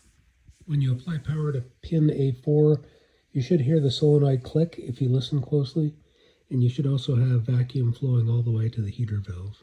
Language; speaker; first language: English; native; English